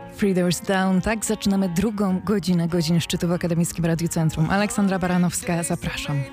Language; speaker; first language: Polish; native; Polish